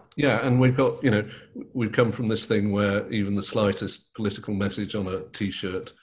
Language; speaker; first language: English; native; English